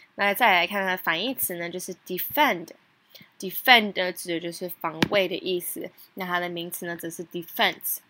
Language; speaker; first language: Chinese; native; Chinese